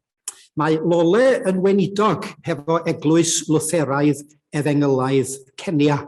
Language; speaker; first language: Welsh; native; Welsh